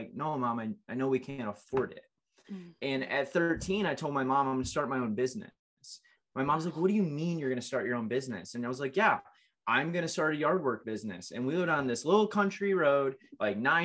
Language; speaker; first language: English; native; English